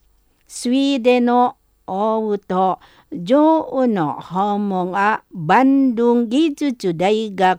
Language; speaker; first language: Japanese; non-native, fluent; Indonesian